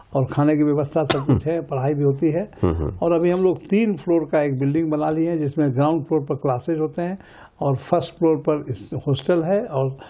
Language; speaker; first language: Hindi; native; Hindi